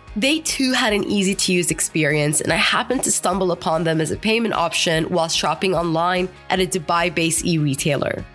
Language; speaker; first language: English; non-native, fluent; Arabic